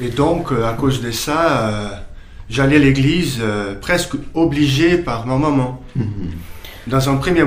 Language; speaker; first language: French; non-native, fluent; Portuguese